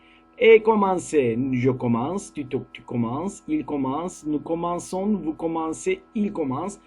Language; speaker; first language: French; non-native, fluent; Turkish